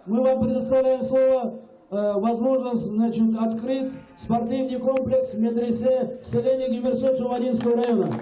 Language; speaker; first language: Russian; non-native, local second language; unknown